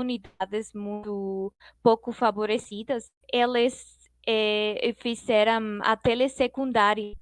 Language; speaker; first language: Portuguese; non-native, fluent; Spanish